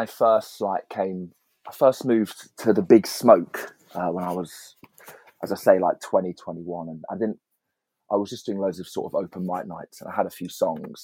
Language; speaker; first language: English; native; English